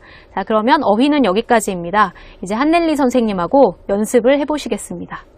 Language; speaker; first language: Korean; native; Korean